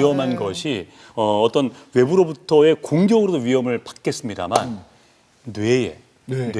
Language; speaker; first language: Korean; native; Korean